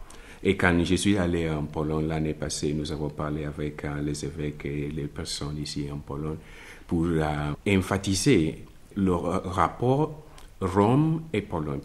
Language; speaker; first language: French; non-native, fluent; Italian